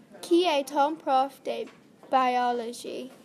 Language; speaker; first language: French; non-native, learner; English